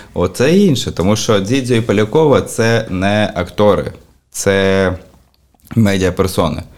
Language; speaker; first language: Ukrainian; native; Ukrainian